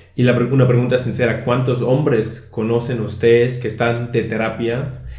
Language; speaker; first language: Spanish; non-native, fluent; German